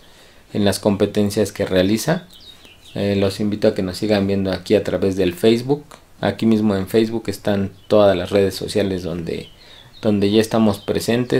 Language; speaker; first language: Spanish; native; Spanish